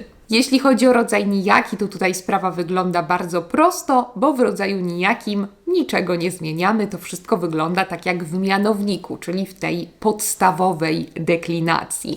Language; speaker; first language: Polish; native; Polish